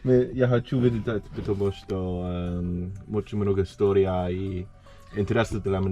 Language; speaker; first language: Russian; non-native, learner; English